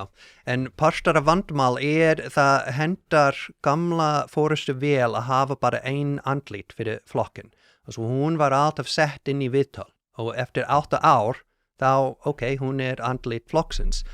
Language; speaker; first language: Icelandic; non-native, learner; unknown